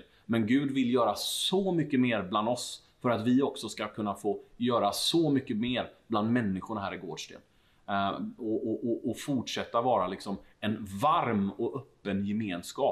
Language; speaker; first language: Swedish; native; Swedish